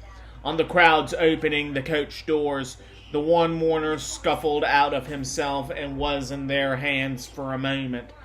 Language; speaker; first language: English; native; English